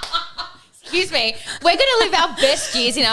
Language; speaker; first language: English; native; English